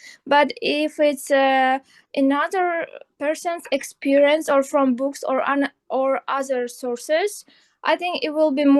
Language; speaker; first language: English; non-native, fluent; Uzbek